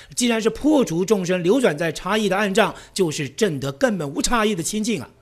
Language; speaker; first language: Chinese; native; Chinese